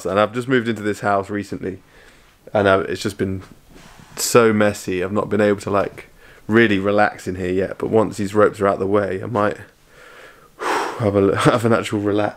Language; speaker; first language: English; native; English